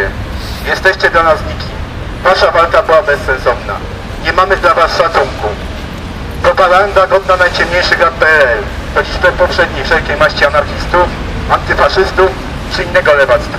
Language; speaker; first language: Polish; native; Polish